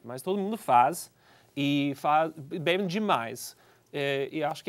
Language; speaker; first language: Portuguese; non-native, fluent; English